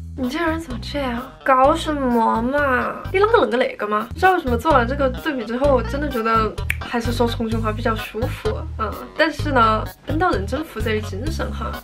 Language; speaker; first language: Chinese; native; Chinese